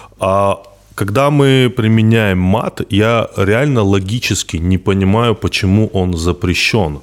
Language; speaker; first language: Russian; non-native, local second language; Ossetic